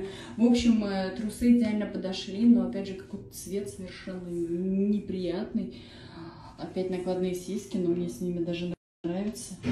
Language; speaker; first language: Russian; native; Russian